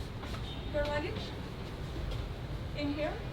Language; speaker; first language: English; non-native, learner; Indonesian